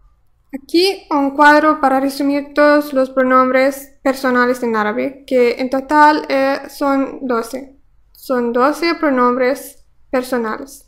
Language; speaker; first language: Spanish; non-native, fluent; Arabic